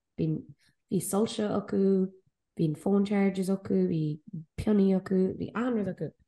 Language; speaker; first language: Irish; native; Irish